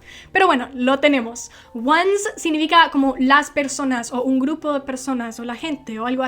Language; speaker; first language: Spanish; non-native, fluent; English